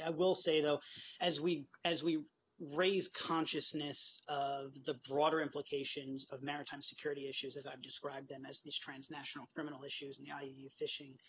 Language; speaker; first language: English; native; English